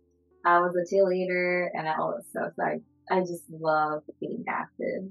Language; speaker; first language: English; non-native, fluent; Japanese